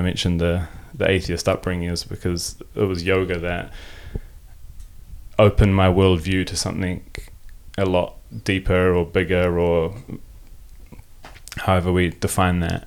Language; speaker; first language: English; non-native, local second language; German